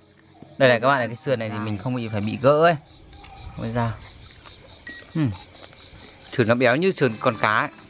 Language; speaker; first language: Vietnamese; native; Vietnamese